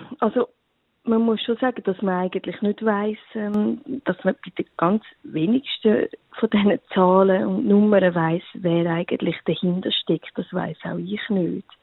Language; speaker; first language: German; native; German